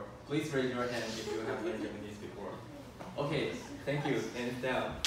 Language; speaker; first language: English; non-native, fluent; Chinese